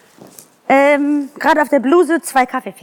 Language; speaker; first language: German; early bilingual, other home language; Greek